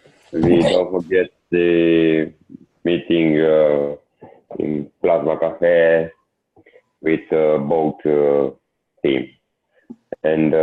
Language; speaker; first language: English; non-native, learner; Italian